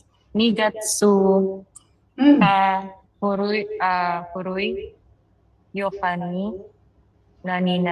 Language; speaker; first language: Japanese; non-native, learner; Filipino